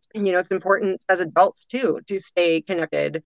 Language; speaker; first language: English; native; English